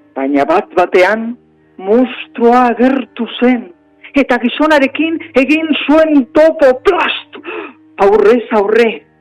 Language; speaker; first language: Basque; non-native, local second language; Spanish